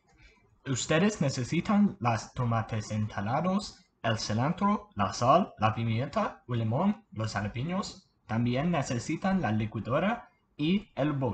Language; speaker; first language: Spanish; non-native, learner; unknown